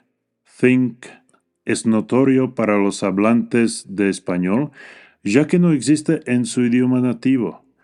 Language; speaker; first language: Spanish; non-native, fluent; English